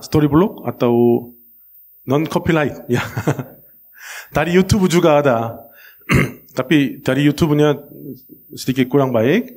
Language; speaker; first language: Indonesian; non-native, learner; Korean